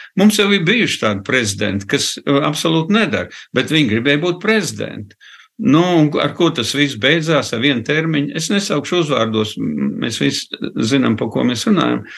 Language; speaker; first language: Latvian; native; Latvian